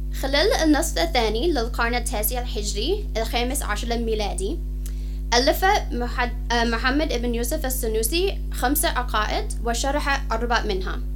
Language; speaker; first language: Arabic; non-native, fluent; English